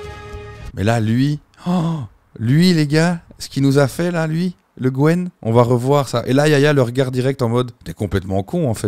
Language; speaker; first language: French; native; French